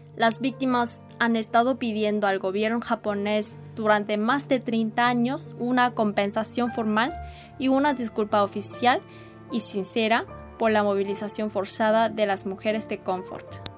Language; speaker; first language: Spanish; non-native, fluent; Korean